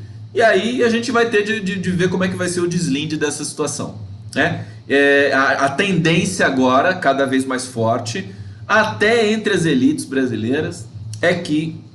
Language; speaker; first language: Portuguese; native; Portuguese